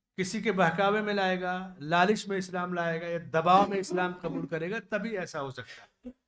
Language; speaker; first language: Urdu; native; Urdu